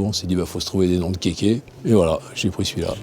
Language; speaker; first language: French; native; French